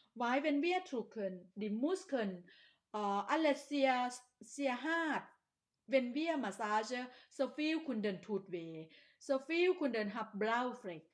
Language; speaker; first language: German; non-native, learner; Thai